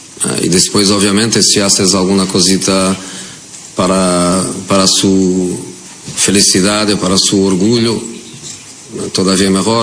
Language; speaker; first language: Spanish; non-native, fluent; Portuguese